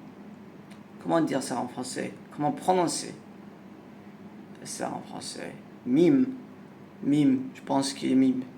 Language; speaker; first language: French; non-native, learner; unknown